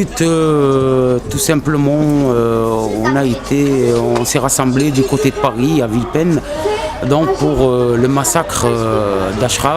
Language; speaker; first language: French; native; French